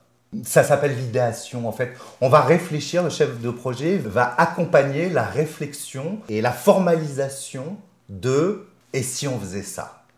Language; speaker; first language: French; native; French